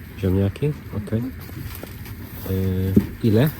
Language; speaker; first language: Polish; non-native, learner; Hungarian